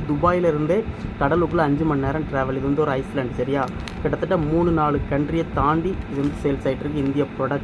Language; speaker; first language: Tamil; native; Tamil